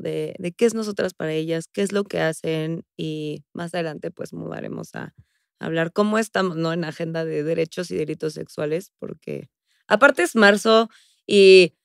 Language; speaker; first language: Spanish; native; Spanish